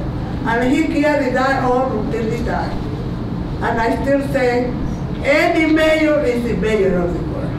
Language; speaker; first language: English; non-native, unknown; Spanish